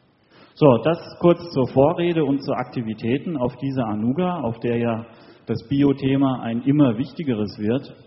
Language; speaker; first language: German; native; German